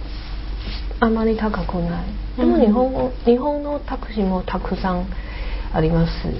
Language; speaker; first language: Japanese; non-native, learner; Chinese